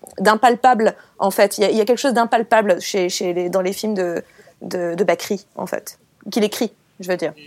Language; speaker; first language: French; native; French